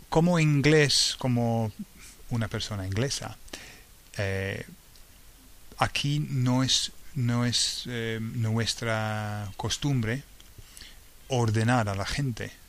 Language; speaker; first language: Spanish; non-native, fluent; English